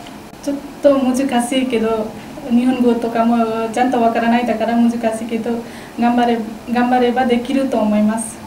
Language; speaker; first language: Japanese; non-native, learner; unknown